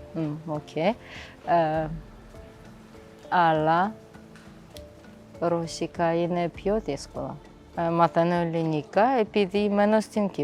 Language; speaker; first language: Greek; non-native, learner; Russian